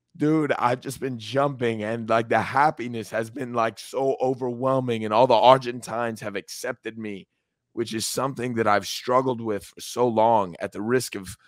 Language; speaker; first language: English; early bilingual, other home language; Spanish